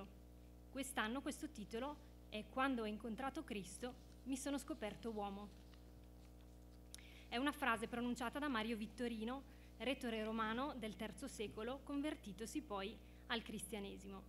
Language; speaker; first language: Italian; native; Italian